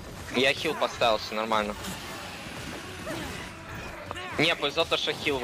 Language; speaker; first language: Russian; native; Russian